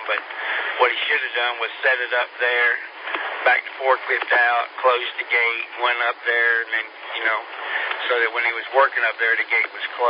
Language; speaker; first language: English; native; English